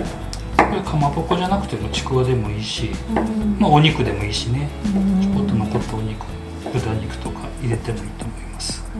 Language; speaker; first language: Japanese; native; Japanese